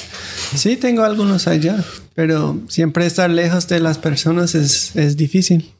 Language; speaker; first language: Spanish; non-native, fluent; English